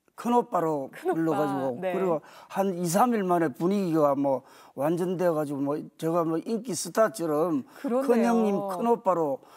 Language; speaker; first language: Korean; native; Korean